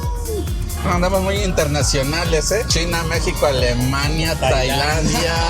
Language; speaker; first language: Spanish; native; Spanish